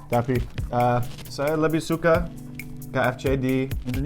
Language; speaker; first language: Indonesian; non-native, learner; English